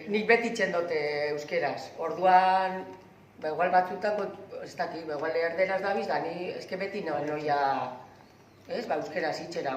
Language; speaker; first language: Basque; non-native, local second language; Spanish